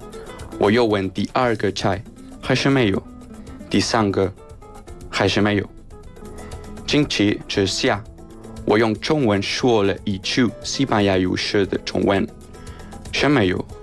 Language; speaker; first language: Chinese; non-native, fluent; Spanish